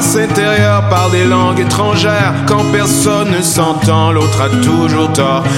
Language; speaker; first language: French; native; French